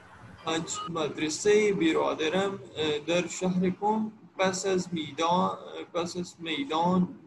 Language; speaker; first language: Persian; non-native, learner; Urdu